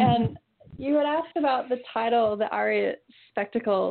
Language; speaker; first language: English; native; English